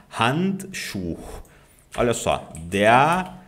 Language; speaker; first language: German; non-native, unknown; Portuguese